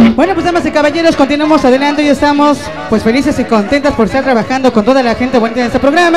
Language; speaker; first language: Spanish; native; Spanish